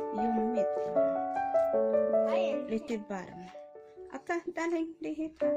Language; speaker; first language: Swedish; non-native, learner; Filipino